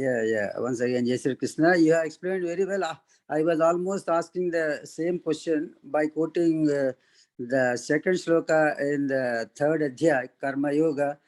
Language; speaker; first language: English; non-native, local second language; Hindi